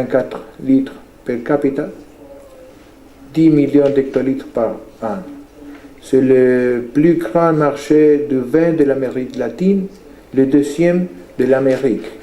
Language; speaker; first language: French; non-native, fluent; Spanish